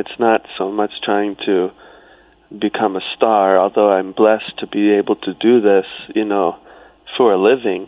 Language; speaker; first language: English; native; English